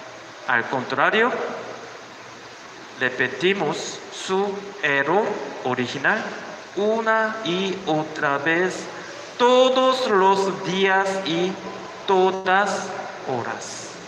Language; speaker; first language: Spanish; non-native, learner; Korean